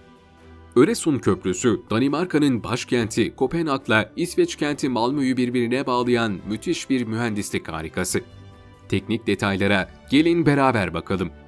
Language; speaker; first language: Turkish; native; Turkish